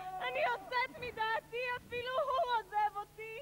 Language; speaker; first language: Hebrew; native; Hebrew